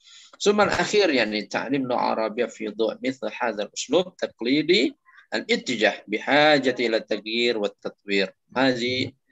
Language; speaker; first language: Arabic; non-native, fluent; Indonesian